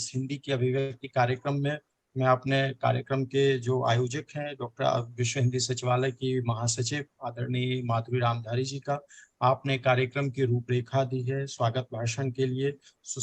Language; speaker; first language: Hindi; native; Hindi